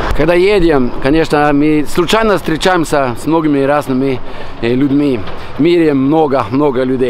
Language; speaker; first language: Russian; non-native, fluent; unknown